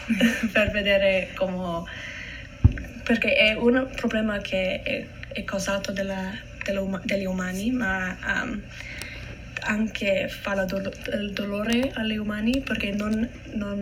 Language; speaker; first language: Italian; non-native, learner; English